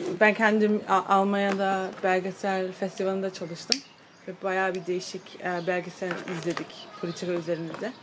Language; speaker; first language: Turkish; early bilingual, other home language; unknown